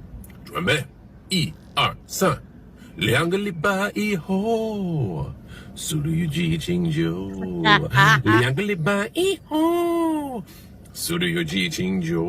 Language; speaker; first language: Chinese; non-native, learner; English